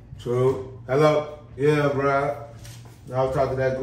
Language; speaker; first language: English; native; English